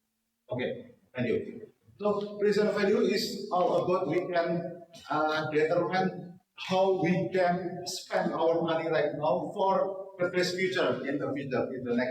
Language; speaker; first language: English; non-native, learner; Indonesian